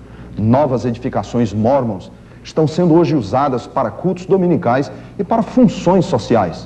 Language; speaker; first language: Portuguese; native; Portuguese